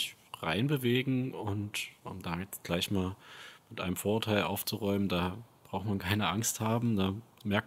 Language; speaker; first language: German; native; German